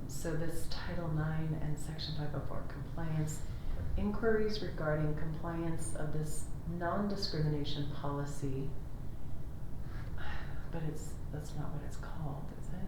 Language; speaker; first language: English; native; English